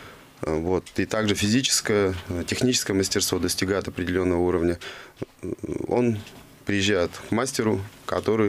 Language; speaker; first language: Russian; native; Russian